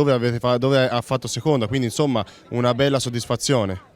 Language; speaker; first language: Italian; native; Italian